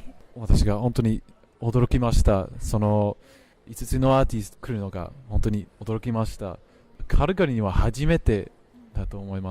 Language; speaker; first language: Japanese; non-native, fluent; English